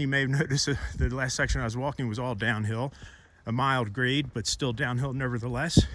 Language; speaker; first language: English; native; English